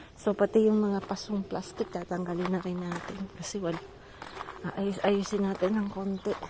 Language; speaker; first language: Filipino; non-native, local second language; Bikol